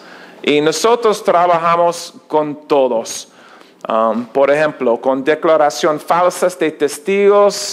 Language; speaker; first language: Spanish; non-native, learner; English